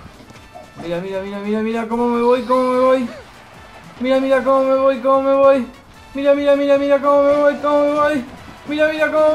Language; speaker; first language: Spanish; native; Spanish